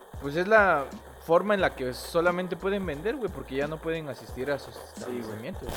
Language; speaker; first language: Spanish; native; Spanish